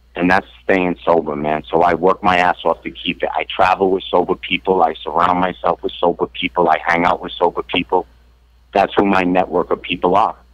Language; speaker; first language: English; native; English